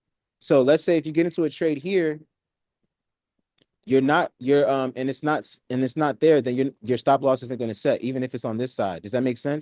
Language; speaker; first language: English; native; English